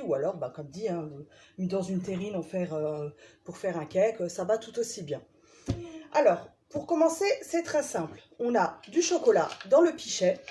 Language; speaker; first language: French; native; French